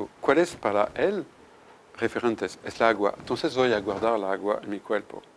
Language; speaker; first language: Spanish; non-native, fluent; French